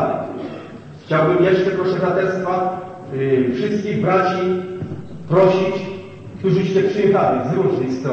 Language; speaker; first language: Polish; native; Polish